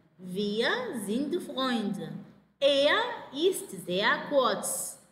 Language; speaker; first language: German; non-native, fluent; Arabic